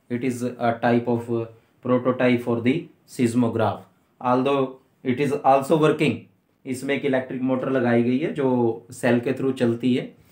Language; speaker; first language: Hindi; native; Hindi